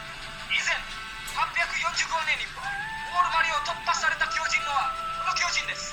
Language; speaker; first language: Japanese; non-native, learner; Indonesian